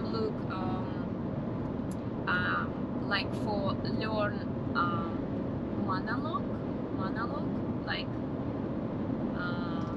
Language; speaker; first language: English; non-native, learner; Russian